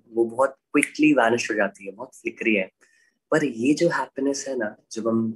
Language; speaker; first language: Hindi; native; Hindi